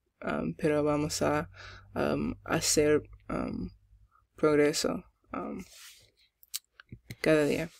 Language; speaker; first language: Spanish; non-native, learner; English